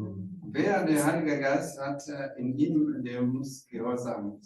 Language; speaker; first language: German; non-native, fluent; Rundi